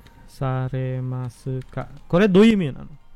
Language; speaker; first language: Japanese; non-native, fluent; Indonesian